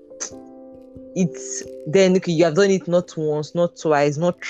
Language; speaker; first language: English; non-native, local second language; Igbo